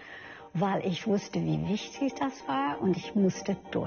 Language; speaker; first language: German; non-native, fluent; English